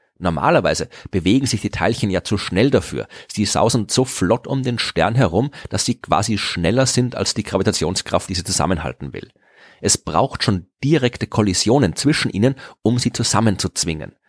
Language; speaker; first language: German; native; German